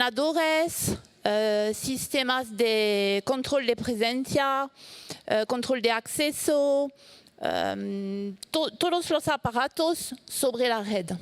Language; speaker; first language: Spanish; non-native, fluent; French